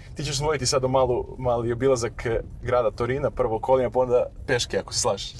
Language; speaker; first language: Serbian; native; Serbian